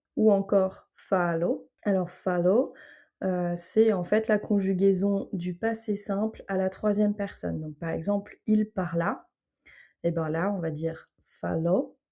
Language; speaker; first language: French; native; French